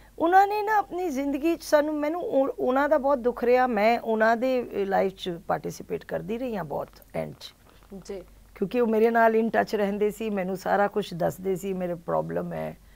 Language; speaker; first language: Punjabi; early bilingual, heritage; Punjabi